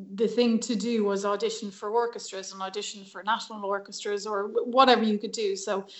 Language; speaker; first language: English; native; English